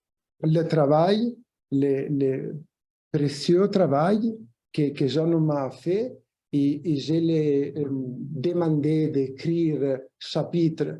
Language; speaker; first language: French; non-native, fluent; Italian